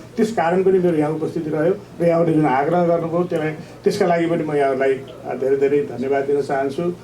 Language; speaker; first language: Nepali; native; Nepali